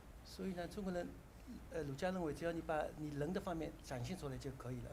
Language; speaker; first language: Chinese; native; Chinese